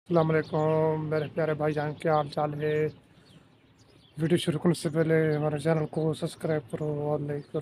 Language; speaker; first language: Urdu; non-native, local second language; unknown